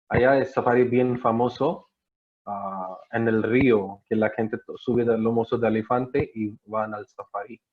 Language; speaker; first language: Spanish; non-native, learner; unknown